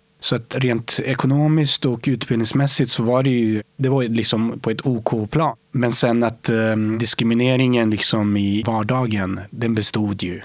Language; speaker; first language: Swedish; early bilingual, other home language; Romany